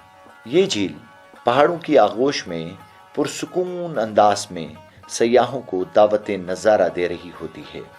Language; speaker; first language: Urdu; native; Urdu